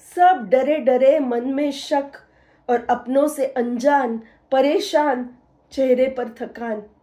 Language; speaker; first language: Hindi; non-native, local second language; Marathi